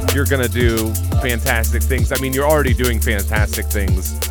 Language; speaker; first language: English; native; English